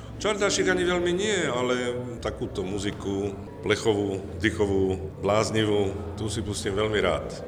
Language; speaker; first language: Slovak; native; Slovak